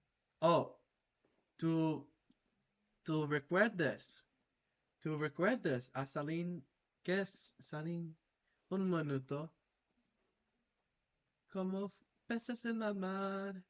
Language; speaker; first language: Spanish; non-native, learner; English